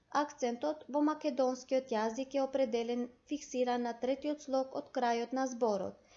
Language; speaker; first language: Macedonian; non-native, local second language; Albanian